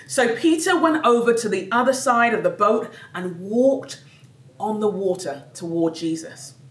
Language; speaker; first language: English; native; English